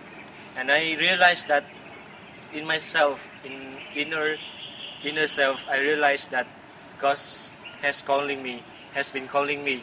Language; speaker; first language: English; non-native, fluent; Vietnamese